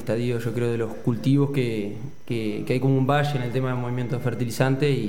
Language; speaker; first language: Spanish; native; Spanish